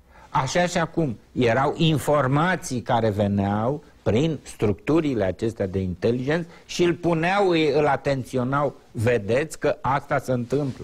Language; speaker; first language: Romanian; native; Romanian